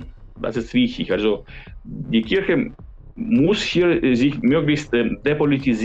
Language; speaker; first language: German; non-native, fluent; Ukrainian